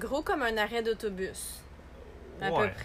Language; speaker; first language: French; native; French